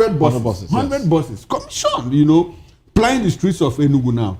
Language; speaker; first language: English; non-native, local second language; Igbo